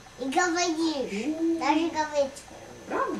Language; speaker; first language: Russian; early bilingual, heritage; Russian